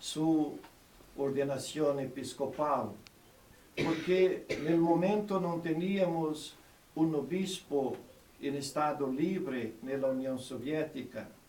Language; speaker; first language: Spanish; non-native, fluent; Portuguese